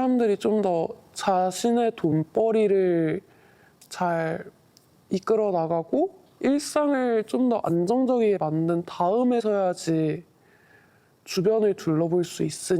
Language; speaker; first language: Korean; early bilingual, other home language; Chinese